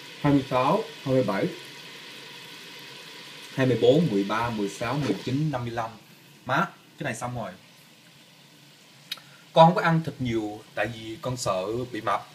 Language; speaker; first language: Vietnamese; early bilingual, heritage; Vietnamese